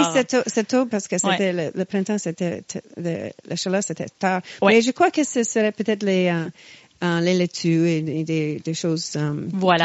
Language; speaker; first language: French; non-native, local second language; English